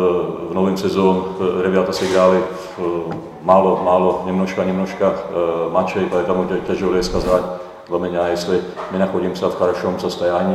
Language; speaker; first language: Russian; non-native, fluent; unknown